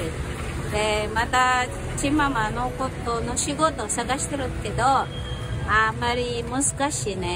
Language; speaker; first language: Japanese; non-native, learner; Filipino